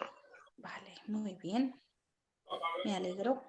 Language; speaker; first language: Spanish; non-native, fluent; Hindi